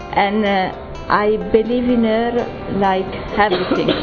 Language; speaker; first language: English; non-native, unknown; Italian